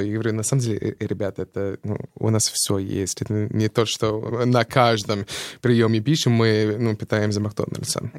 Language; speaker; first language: Russian; non-native, fluent; English